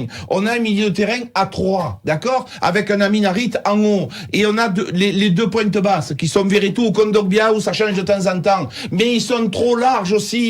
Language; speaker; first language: French; native; French